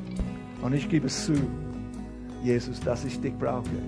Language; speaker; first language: German; non-native, fluent; English